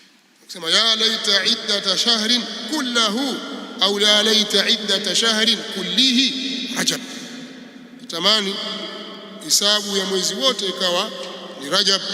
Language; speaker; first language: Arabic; non-native, fluent; Swahili